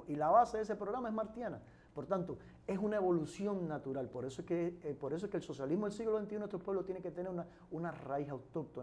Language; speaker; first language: Spanish; native; Spanish